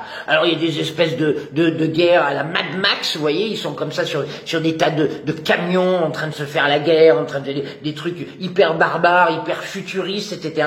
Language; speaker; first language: French; native; French